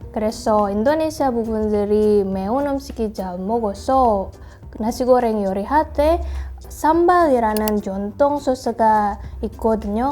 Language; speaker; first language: Korean; non-native, learner; Indonesian